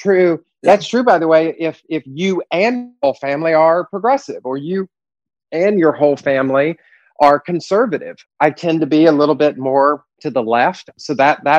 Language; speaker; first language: English; native; English